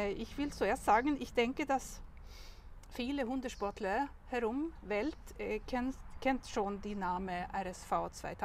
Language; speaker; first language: German; non-native, learner; Swedish